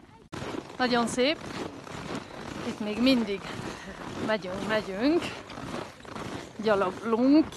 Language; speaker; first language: Hungarian; early bilingual, heritage; Hungarian